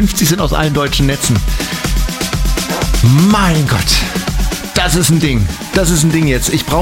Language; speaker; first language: German; native; German